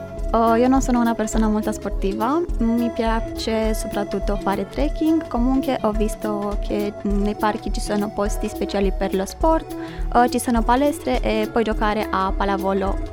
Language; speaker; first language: Italian; non-native, fluent; Romanian